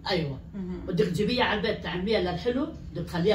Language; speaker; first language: Arabic; native; Arabic